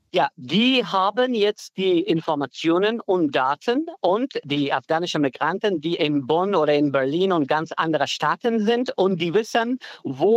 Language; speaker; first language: German; non-native, fluent; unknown